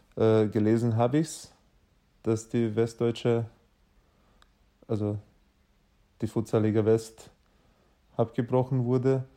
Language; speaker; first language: German; native; German